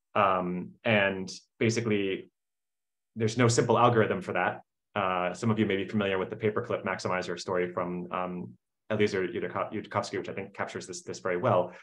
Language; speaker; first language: English; native; English